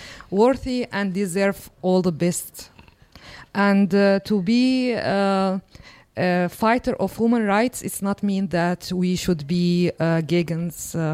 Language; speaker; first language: English; non-native, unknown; Kurdish